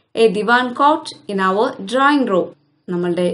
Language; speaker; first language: English; non-native, local second language; Malayalam